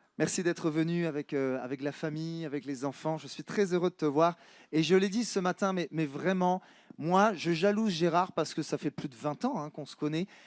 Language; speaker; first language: French; native; French